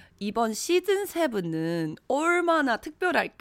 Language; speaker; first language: Korean; non-native, fluent; Chinese